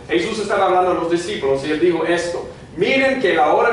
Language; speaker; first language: Spanish; non-native, fluent; English